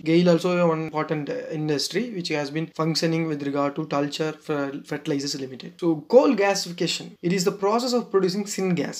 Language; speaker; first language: English; non-native, local second language; Tamil